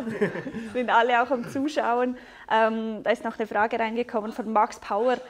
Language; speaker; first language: German; native; German